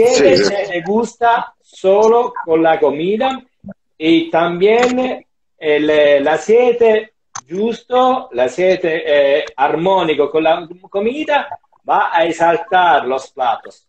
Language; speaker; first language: Spanish; non-native, learner; Italian